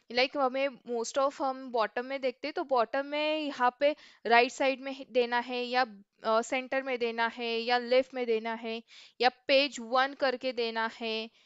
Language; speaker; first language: Hindi; non-native, local second language; Marathi